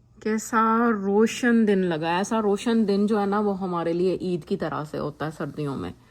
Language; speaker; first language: Urdu; native; Urdu